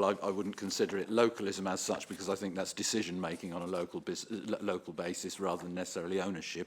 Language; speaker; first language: English; native; English